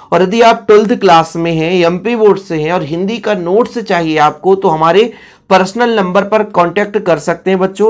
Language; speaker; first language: Hindi; native; Hindi